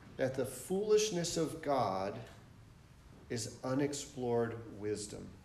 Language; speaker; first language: English; native; English